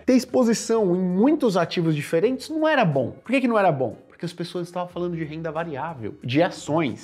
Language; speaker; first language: Portuguese; native; Portuguese